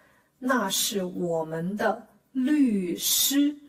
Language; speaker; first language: Chinese; non-native, fluent; Khmer